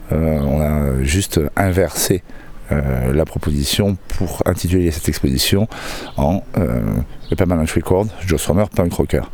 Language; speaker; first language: French; native; French